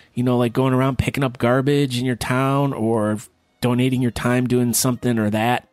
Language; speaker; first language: English; native; English